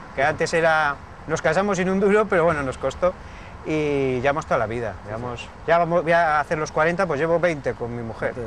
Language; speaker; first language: Spanish; native; Spanish